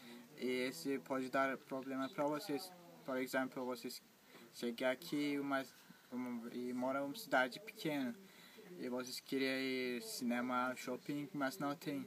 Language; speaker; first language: Portuguese; non-native, learner; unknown